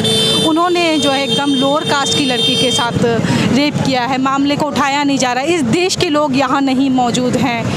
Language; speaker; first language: Hindi; native; Hindi